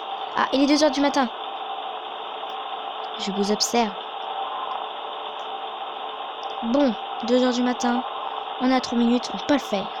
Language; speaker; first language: French; native; French